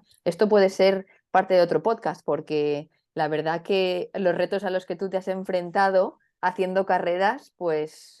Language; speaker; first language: Spanish; native; Spanish